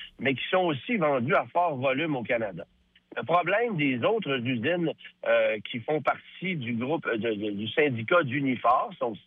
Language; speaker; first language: French; native; French